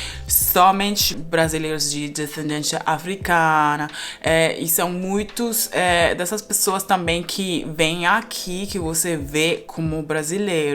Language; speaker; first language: Portuguese; non-native, fluent; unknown